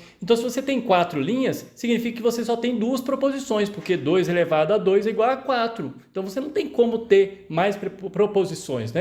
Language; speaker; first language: Portuguese; native; Portuguese